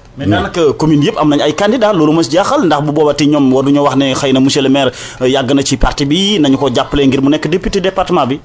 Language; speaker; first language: Wolof; native; Wolof